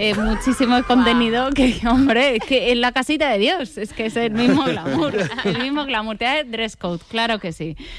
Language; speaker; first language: Spanish; native; Spanish